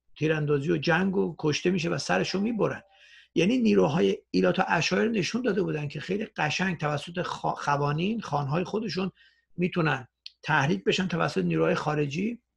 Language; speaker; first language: Persian; native; Persian